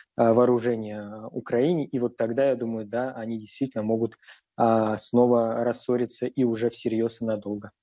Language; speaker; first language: Russian; native; Russian